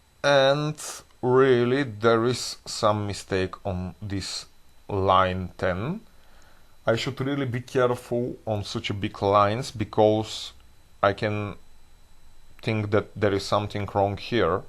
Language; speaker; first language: English; non-native, fluent; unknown